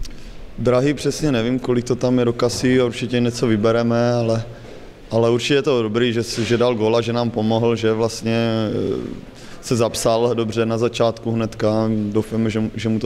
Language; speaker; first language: Czech; native; Czech